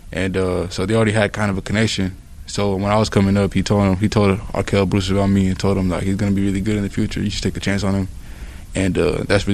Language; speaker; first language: English; native; English